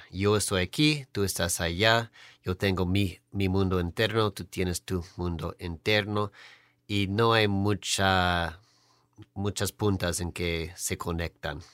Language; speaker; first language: Spanish; non-native, fluent; English